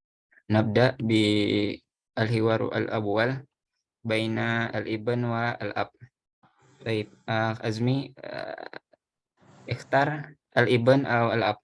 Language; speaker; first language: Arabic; non-native, fluent; Indonesian